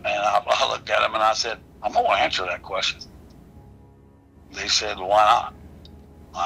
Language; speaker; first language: English; native; English